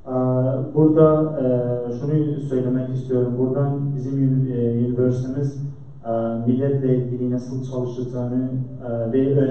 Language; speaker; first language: Turkish; non-native, fluent; Central Kurdish